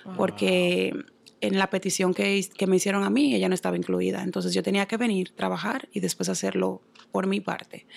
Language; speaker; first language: Spanish; native; Spanish